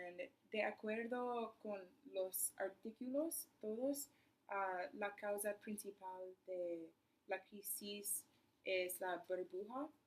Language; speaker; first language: Spanish; non-native, learner; English